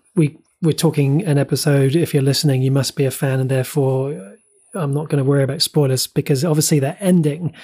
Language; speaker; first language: English; native; English